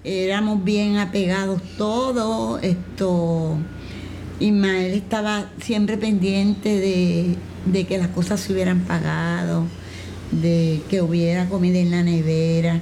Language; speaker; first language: Spanish; native; Spanish